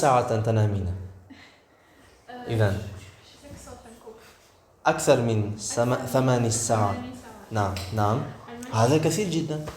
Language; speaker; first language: Arabic; non-native, fluent; Uzbek